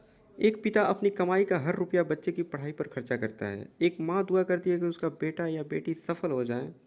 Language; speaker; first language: Hindi; native; Hindi